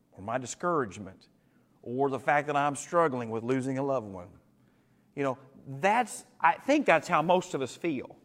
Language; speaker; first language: English; native; English